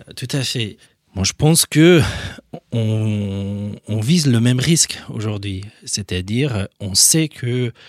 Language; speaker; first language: French; non-native, fluent; Persian